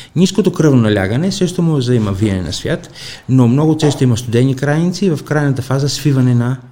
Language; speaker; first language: Bulgarian; non-native, fluent; Greek